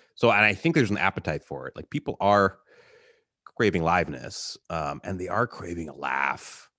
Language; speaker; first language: English; native; English